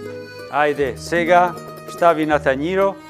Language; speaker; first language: Macedonian; non-native, learner; Italian